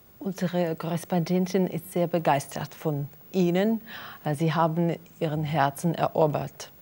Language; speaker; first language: German; non-native, learner; Russian